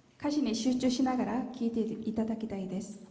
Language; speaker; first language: Japanese; non-native, fluent; Korean